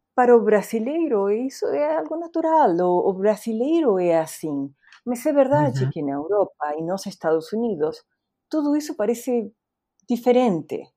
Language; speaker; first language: Portuguese; non-native, fluent; Spanish